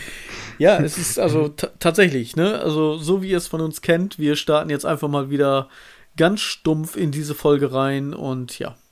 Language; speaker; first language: German; native; German